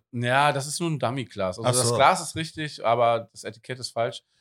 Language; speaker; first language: German; native; German